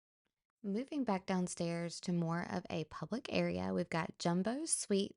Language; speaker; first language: English; native; English